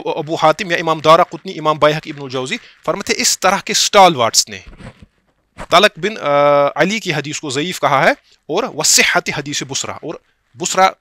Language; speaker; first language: Urdu; non-native, local second language; Kashmiri